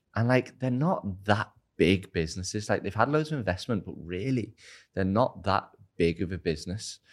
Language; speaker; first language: English; native; English